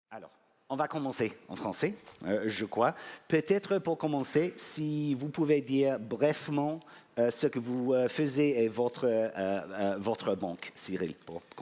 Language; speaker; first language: French; non-native, fluent; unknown